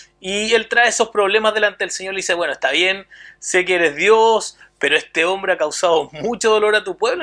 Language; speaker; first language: Spanish; native; Spanish